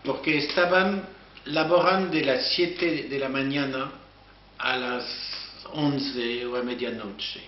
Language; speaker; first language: Spanish; non-native, learner; French